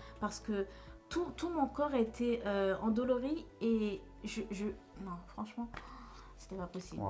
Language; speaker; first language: French; non-native, local second language; Haitian Creole